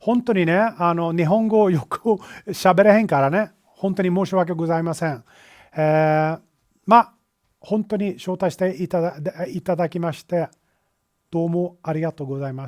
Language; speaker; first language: Japanese; non-native, fluent; Swedish